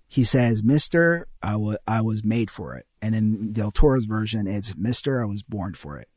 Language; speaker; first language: English; early bilingual, heritage; Spanish